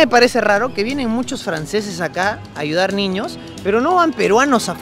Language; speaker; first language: Spanish; native; Spanish